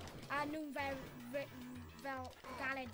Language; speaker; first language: Welsh; non-native, local second language; English